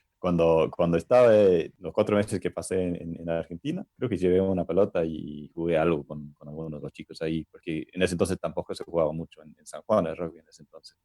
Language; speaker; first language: Spanish; non-native, fluent; English